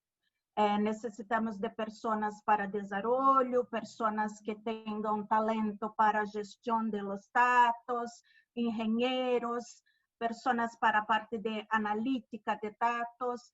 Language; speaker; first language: Spanish; non-native, fluent; Portuguese